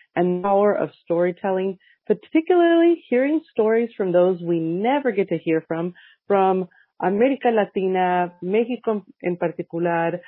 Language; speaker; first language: English; early bilingual, other home language; Spanish